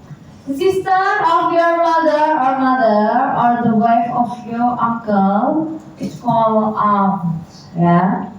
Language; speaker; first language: English; non-native, learner; Indonesian